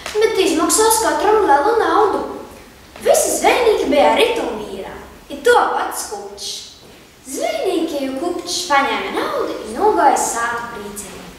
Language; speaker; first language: Latvian; native; Latvian